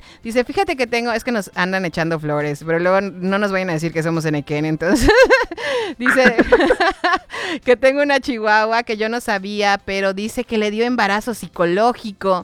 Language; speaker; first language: Spanish; native; Spanish